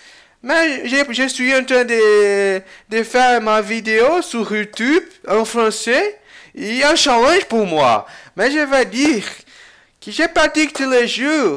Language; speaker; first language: French; non-native, learner; Portuguese